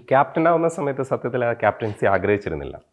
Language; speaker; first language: Malayalam; native; Malayalam